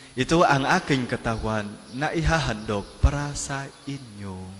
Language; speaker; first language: Filipino; non-native, learner; Vietnamese